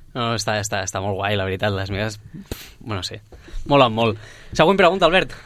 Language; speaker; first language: Catalan; native; Catalan